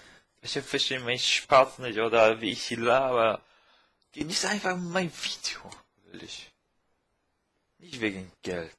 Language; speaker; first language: German; non-native, fluent; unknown